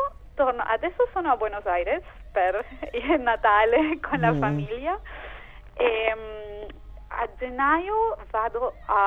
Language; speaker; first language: Italian; non-native, fluent; Spanish